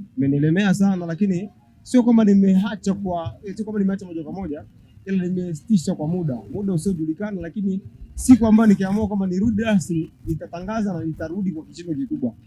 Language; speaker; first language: Swahili; native; Swahili